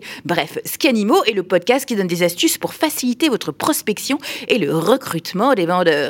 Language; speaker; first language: French; native; French